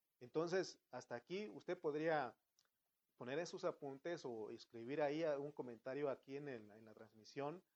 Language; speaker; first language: Spanish; native; Spanish